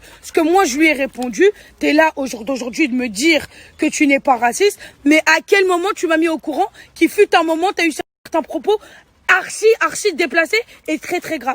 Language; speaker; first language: French; native; French